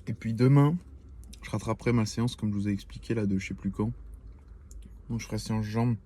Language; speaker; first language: French; native; French